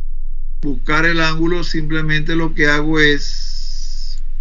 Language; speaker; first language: Spanish; native; Spanish